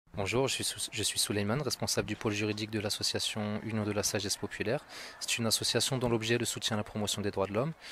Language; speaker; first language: French; native; French